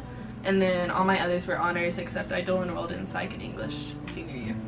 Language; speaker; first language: English; native; English